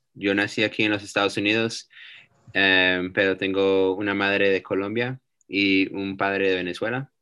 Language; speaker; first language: Spanish; early bilingual, heritage; Spanish